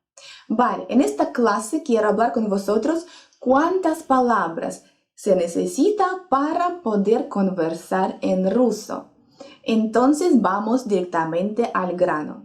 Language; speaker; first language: Spanish; non-native, fluent; Russian